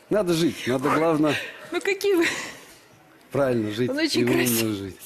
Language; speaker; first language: Russian; native; Russian